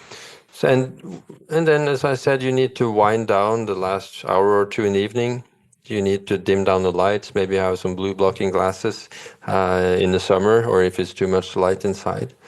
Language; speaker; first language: English; non-native, fluent; Norwegian